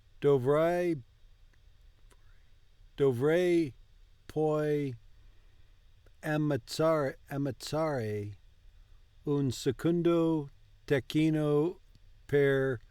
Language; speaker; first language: Italian; non-native, learner; English